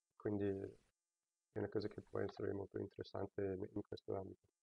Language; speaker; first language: Italian; non-native, fluent; English